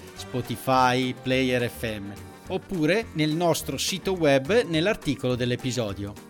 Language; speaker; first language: Italian; native; Italian